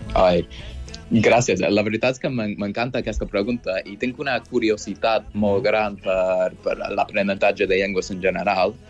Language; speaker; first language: Catalan; non-native, fluent; English